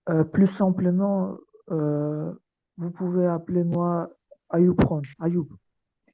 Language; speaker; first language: French; non-native, learner; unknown